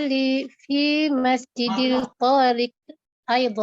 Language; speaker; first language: Arabic; non-native, learner; Malay